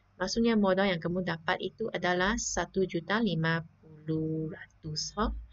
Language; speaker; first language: Malay; non-native, local second language; Chinese